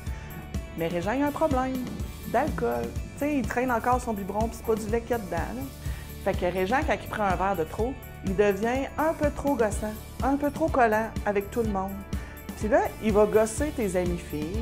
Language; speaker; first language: French; native; French